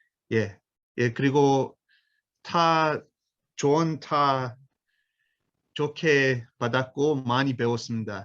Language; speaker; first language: Korean; non-native, learner; English